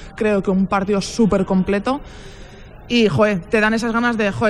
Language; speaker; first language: Spanish; native; Spanish